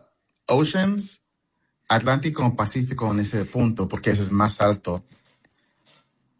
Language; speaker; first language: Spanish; non-native, fluent; English